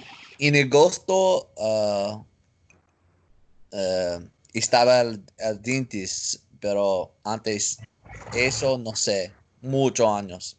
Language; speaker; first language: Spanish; non-native, learner; English